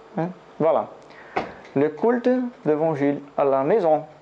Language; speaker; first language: French; non-native, learner; Portuguese